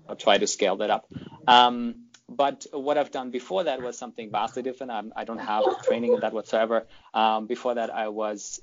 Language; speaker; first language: English; non-native, fluent; German